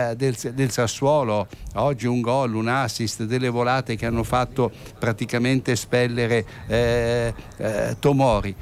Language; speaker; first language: Italian; native; Italian